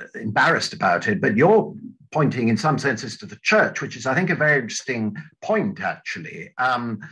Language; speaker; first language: English; native; English